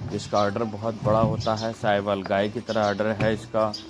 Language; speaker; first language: Hindi; native; Hindi